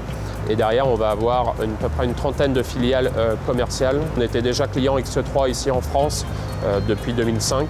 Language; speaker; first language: French; native; French